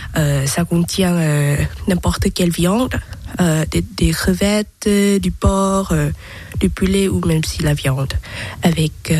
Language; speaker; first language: French; non-native, learner; Thai